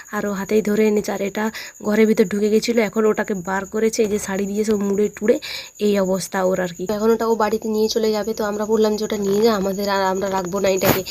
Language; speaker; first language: Bangla; non-native, local second language; Santali